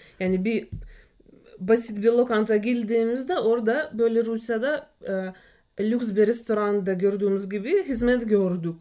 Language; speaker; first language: Turkish; non-native, fluent; Russian